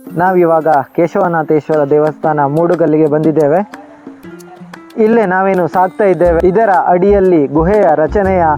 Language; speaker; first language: Kannada; native; Kannada